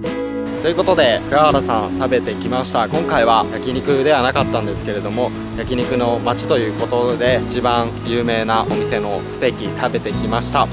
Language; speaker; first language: Japanese; native; Japanese